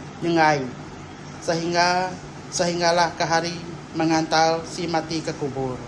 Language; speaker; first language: Malay; non-native, local second language; Iban